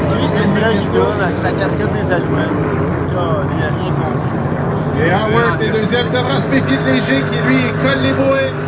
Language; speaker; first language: French; native; French